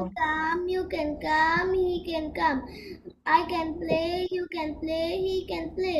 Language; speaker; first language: English; non-native, learner; Bangla